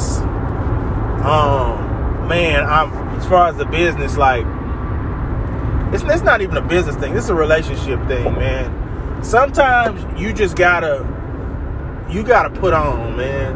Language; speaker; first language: English; native; English